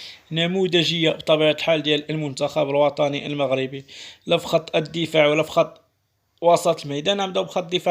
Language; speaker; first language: Arabic; native; Arabic